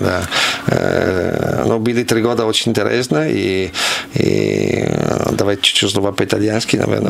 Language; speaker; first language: Russian; non-native, learner; Italian